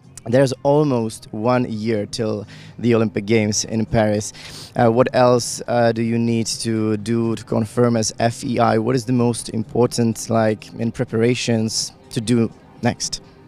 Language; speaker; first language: English; non-native, fluent; Czech